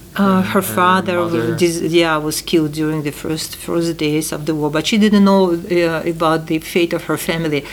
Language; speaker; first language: English; non-native, fluent; Uzbek